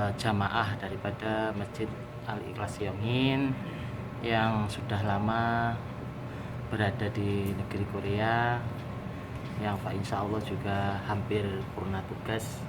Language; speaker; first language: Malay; non-native, local second language; Javanese